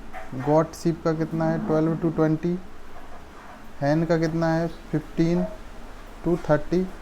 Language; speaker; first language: Hindi; native; Hindi